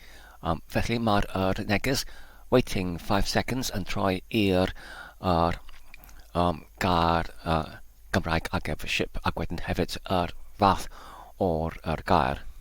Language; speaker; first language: Welsh; non-native, learner; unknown